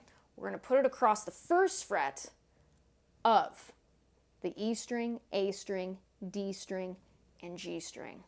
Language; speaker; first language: English; native; English